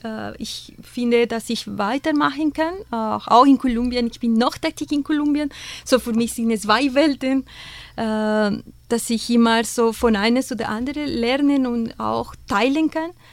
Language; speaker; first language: German; non-native, fluent; Spanish